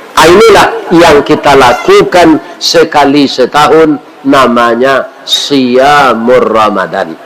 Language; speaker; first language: Malay; non-native, local second language; Minangkabau